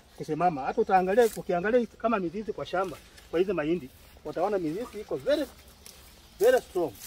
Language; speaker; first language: Swahili; non-native, local second language; Luyia